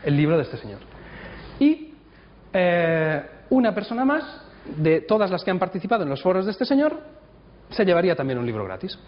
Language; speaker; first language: Spanish; non-native, local second language; Catalan